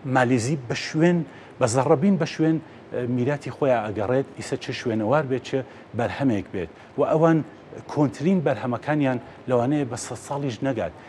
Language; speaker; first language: Central Kurdish; native; Central Kurdish